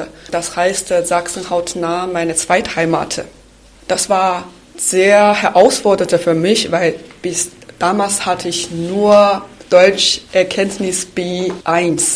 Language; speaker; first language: German; non-native, fluent; Chinese